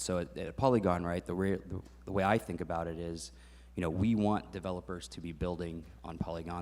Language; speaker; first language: English; native; English